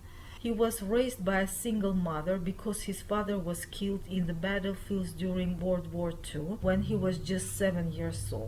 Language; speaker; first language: English; non-native, fluent; Armenian